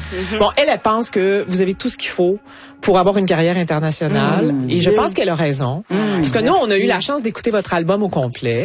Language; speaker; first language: French; native; French